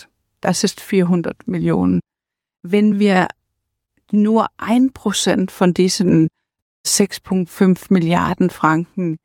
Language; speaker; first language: German; non-native, learner; Danish